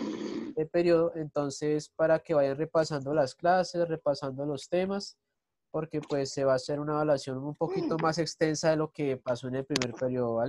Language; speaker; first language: Spanish; native; Spanish